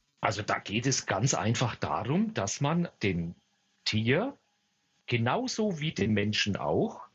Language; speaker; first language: German; native; German